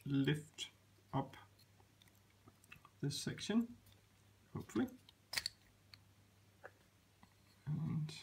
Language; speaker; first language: English; non-native, fluent; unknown